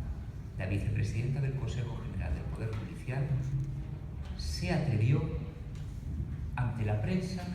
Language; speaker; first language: Spanish; native; Spanish